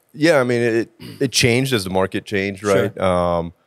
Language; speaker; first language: English; native; English